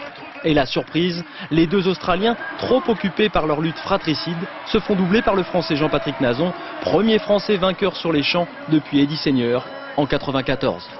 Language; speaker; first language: French; native; French